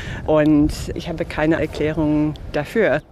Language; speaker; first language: German; non-native, fluent; English